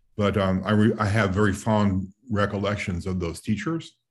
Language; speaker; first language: English; native; English